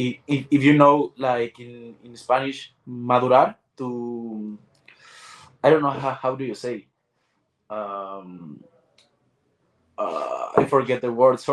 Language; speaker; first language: English; non-native, learner; Spanish